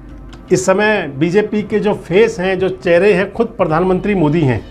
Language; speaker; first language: Hindi; native; Hindi